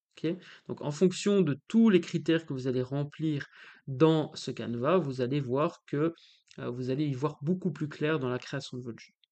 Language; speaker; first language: French; native; French